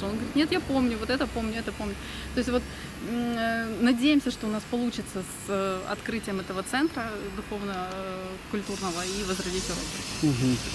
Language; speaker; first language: Russian; native; Russian